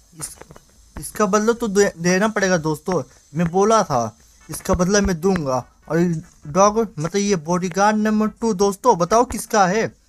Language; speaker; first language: Hindi; native; Hindi